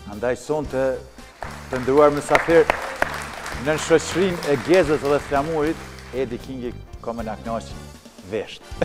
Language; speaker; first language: Albanian; native; Albanian